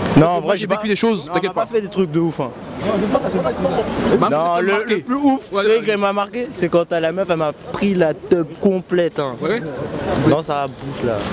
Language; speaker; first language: French; native; French